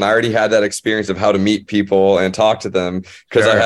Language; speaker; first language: English; native; English